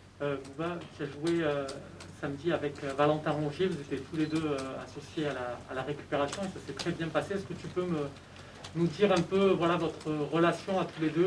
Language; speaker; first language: French; native; French